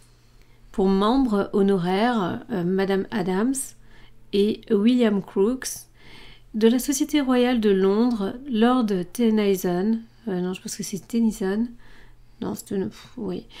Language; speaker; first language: French; native; French